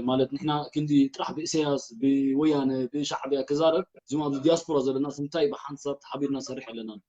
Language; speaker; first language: Tigrinya; early bilingual, heritage; Tigrinya